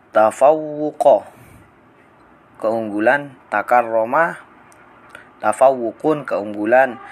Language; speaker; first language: Indonesian; native; Indonesian